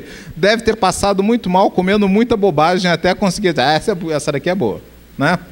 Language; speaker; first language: Portuguese; native; Portuguese